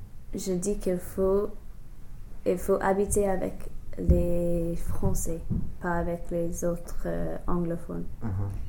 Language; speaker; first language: French; non-native, fluent; English